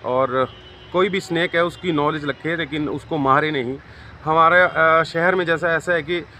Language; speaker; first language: Hindi; native; Hindi